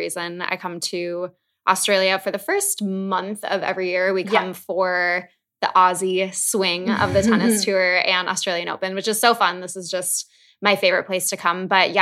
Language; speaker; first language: English; native; English